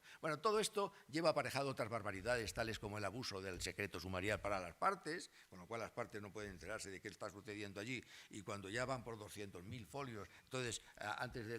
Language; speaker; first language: Spanish; native; Spanish